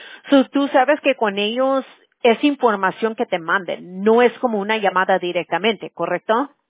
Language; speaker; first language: Spanish; early bilingual, heritage; Spanish